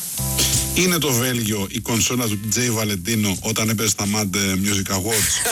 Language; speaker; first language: Greek; native; Greek